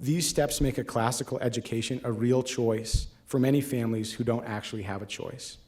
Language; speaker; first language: English; native; English